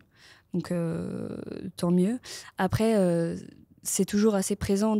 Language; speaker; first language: French; native; French